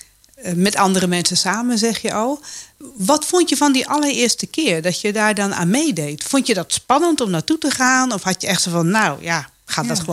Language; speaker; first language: Dutch; native; Dutch